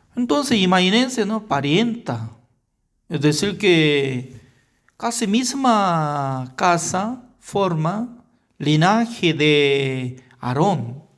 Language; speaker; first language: Spanish; non-native, fluent; Korean